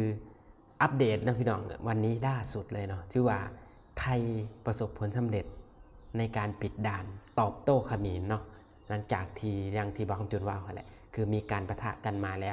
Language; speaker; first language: Thai; non-native, local second language; Northeastern Thai